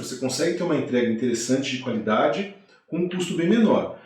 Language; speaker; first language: Portuguese; native; Portuguese